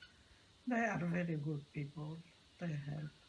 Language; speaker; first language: English; non-native, learner; Arabic